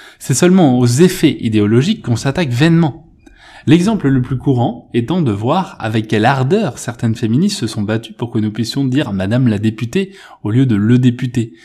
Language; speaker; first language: French; native; French